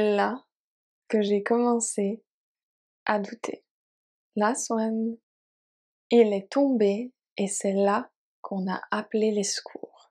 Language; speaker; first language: French; native; French